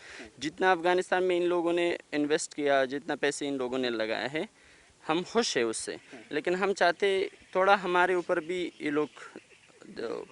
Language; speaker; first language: Hindi; non-native, fluent; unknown